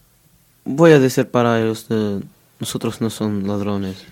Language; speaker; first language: Spanish; non-native, learner; Arabic